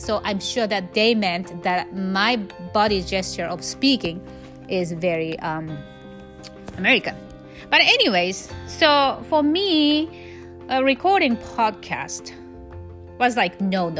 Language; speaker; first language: English; non-native, fluent; Japanese